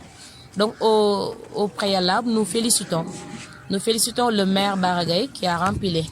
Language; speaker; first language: French; non-native, local second language; Wolof